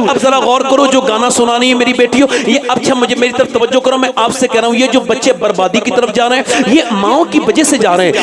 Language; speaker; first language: Urdu; native; Urdu